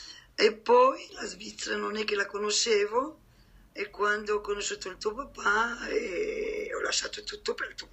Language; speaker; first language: Italian; non-native, fluent; French